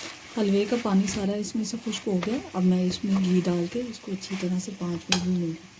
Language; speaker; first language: Hindi; native; Hindi